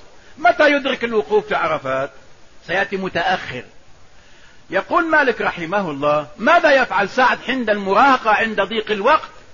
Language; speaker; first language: Arabic; native; Arabic